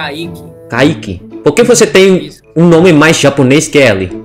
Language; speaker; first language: Portuguese; non-native, learner; Indonesian